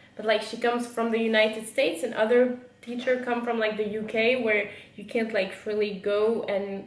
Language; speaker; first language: English; non-native, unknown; French